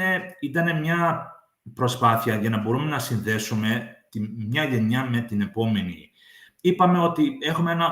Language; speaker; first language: Greek; early bilingual, heritage; English